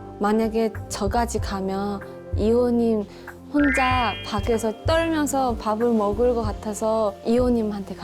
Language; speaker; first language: Korean; non-native, fluent; Chinese